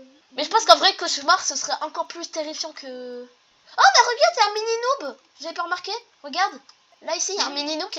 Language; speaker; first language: French; native; French